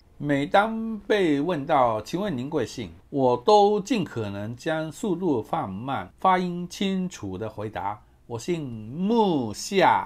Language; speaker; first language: Chinese; non-native, fluent; Japanese